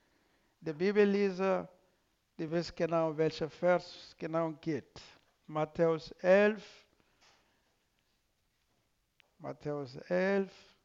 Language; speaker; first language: German; non-native, learner; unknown